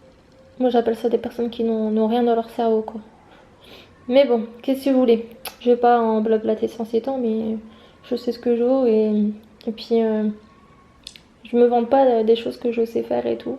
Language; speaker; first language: French; native; French